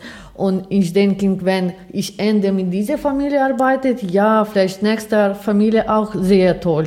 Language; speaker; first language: German; non-native, learner; Ukrainian